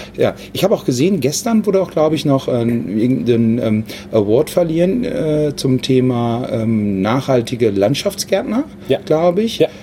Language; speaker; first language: German; native; German